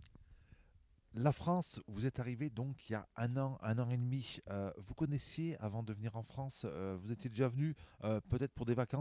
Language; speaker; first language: French; native; French